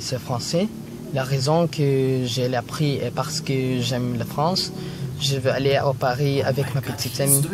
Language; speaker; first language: French; non-native, learner; Filipino